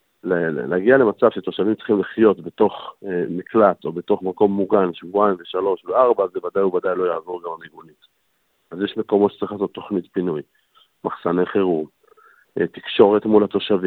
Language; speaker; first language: Hebrew; native; Hebrew